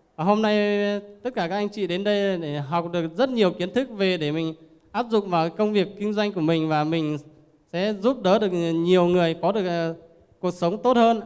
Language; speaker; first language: Vietnamese; non-native, local second language; Iu Mien